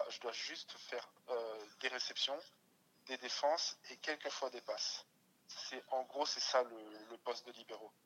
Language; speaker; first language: French; early bilingual, other home language; Russian